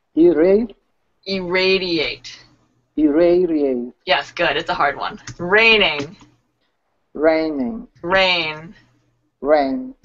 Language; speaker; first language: English; native; English